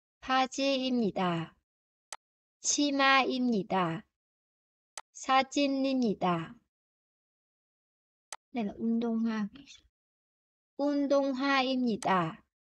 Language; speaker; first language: Korean; non-native, fluent; Vietnamese